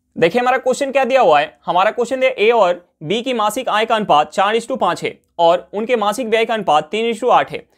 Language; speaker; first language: Hindi; native; Hindi